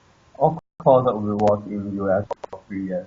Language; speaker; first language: English; non-native, learner; Chinese